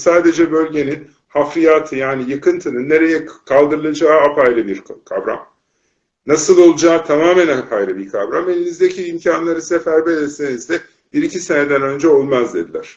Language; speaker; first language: Turkish; native; Turkish